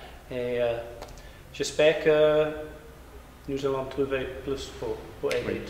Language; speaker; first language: French; non-native, learner; English